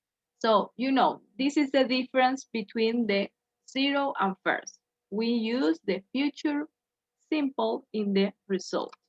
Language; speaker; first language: English; non-native, fluent; Spanish